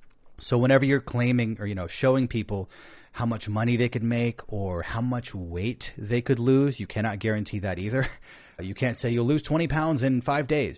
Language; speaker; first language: English; native; English